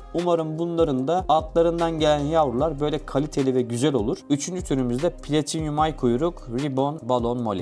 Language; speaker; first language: Turkish; native; Turkish